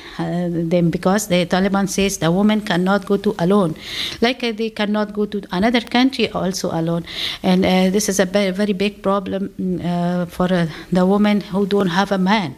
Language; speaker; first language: English; non-native, learner; Persian